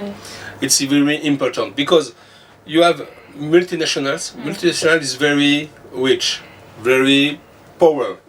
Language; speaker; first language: English; non-native, learner; French